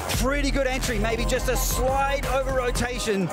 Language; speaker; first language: English; native; English